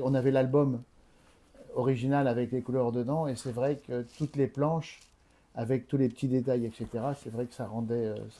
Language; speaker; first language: French; native; French